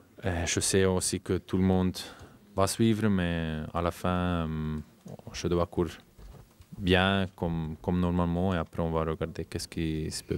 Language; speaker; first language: French; non-native, fluent; German